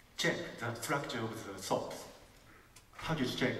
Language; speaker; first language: English; non-native, fluent; Japanese